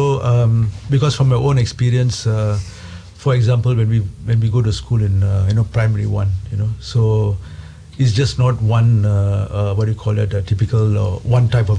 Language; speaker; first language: English; non-native, local second language; Tamil